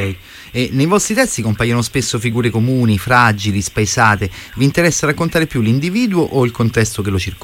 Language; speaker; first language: Italian; native; Italian